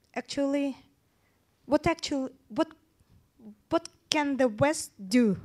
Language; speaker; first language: English; non-native, fluent; Turkmen